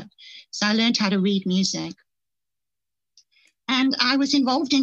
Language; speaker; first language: English; native; English